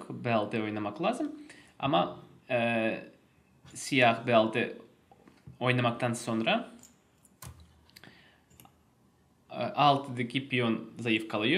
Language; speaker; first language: Turkish; non-native, fluent; Russian